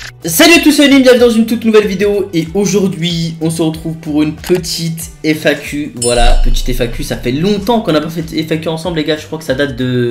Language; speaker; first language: French; native; French